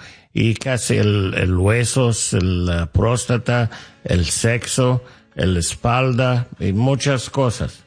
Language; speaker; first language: Spanish; non-native, fluent; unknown